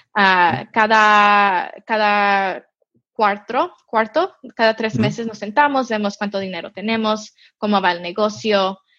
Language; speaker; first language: Spanish; early bilingual, heritage; Spanish